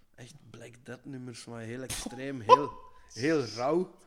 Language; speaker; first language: Dutch; native; Dutch